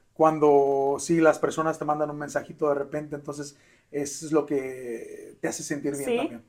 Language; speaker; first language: Spanish; native; Spanish